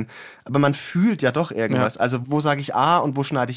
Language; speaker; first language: German; native; German